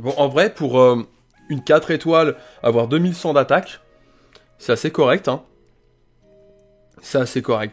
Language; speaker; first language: French; native; French